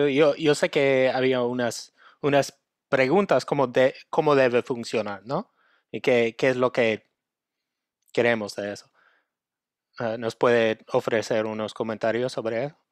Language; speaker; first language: Spanish; non-native, fluent; English